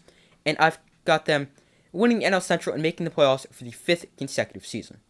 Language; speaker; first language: English; native; English